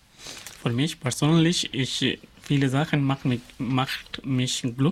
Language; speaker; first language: German; non-native, learner; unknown